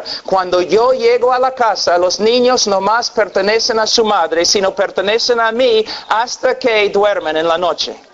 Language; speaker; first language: Spanish; non-native, fluent; English